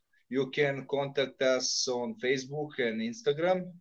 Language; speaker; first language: English; non-native, learner; Serbian